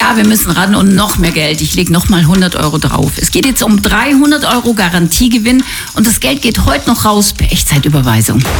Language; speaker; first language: German; native; German